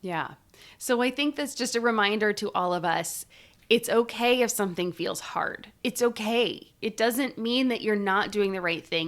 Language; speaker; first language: English; native; English